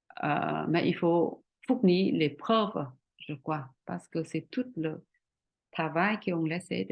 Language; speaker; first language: French; non-native, fluent; Vietnamese